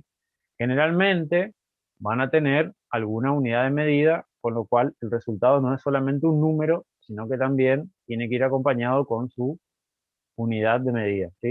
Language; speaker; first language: Spanish; native; Spanish